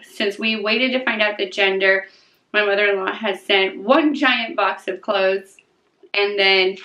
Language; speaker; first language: English; native; English